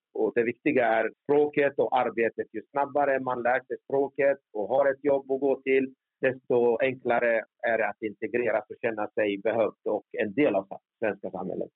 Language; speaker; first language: Swedish; early bilingual, other home language; Turoyo